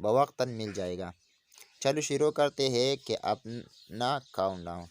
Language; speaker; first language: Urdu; non-native, local second language; Pashto